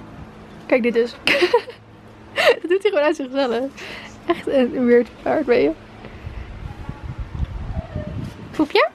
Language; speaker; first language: Dutch; native; Dutch